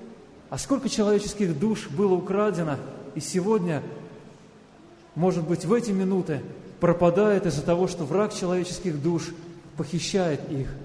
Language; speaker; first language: Russian; native; Russian